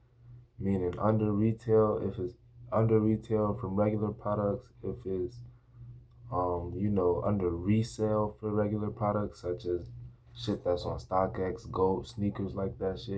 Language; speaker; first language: English; native; English